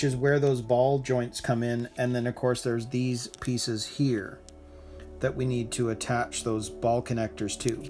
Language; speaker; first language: English; native; English